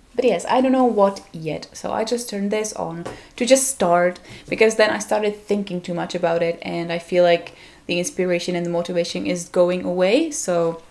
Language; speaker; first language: English; non-native, fluent; Czech